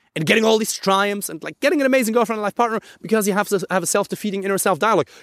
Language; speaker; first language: English; non-native, fluent; German